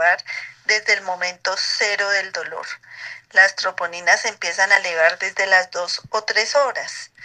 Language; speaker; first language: Spanish; native; Spanish